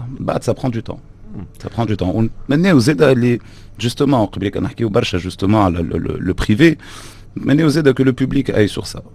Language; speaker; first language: French; non-native, local second language; Arabic